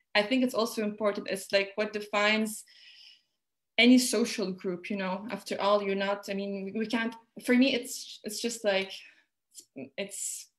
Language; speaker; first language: English; non-native, fluent; Arabic